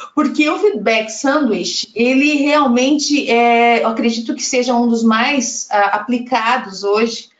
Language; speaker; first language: Portuguese; native; Portuguese